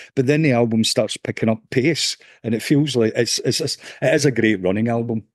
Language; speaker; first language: English; native; English